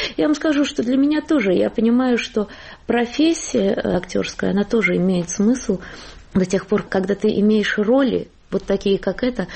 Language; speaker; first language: Russian; native; Russian